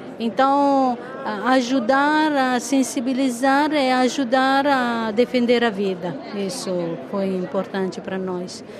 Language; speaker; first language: Portuguese; non-native, fluent; Italian